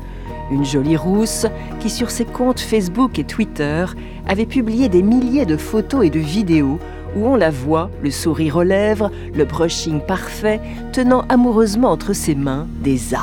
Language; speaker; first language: French; native; French